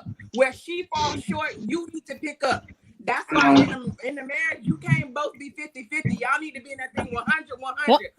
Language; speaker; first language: English; native; English